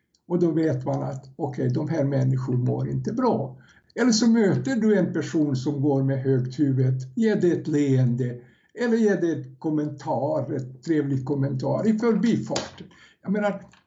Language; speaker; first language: Swedish; non-native, fluent; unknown